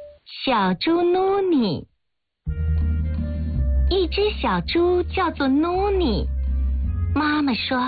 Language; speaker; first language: Chinese; native; Chinese